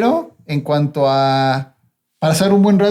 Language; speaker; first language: Spanish; native; Spanish